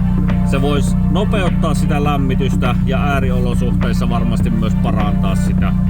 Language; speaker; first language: Finnish; native; Finnish